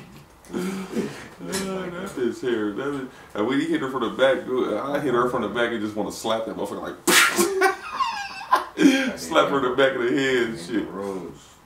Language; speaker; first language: English; native; English